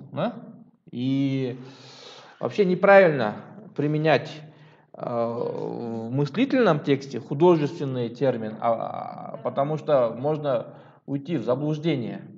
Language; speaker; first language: Russian; non-native, local second language; Kyrgyz